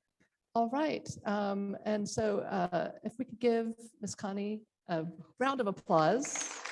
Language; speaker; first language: English; native; English